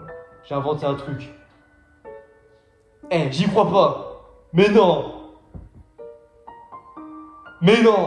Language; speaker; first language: French; native; French